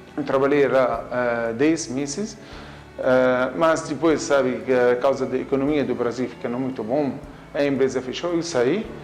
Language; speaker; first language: Portuguese; non-native, learner; Arabic